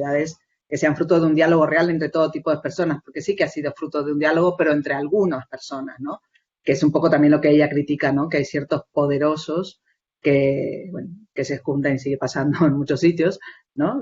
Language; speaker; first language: Spanish; native; Spanish